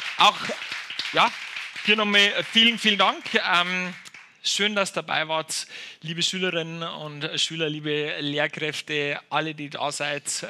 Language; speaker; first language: German; native; German